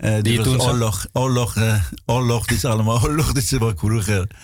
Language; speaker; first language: Dutch; non-native, learner; Persian